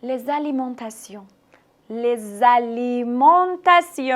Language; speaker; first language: French; non-native, fluent; Persian